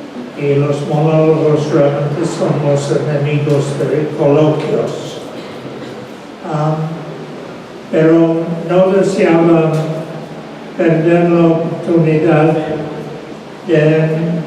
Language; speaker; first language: Spanish; non-native, fluent; English